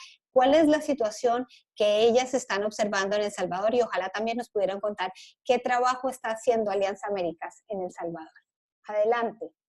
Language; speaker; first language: Spanish; native; Spanish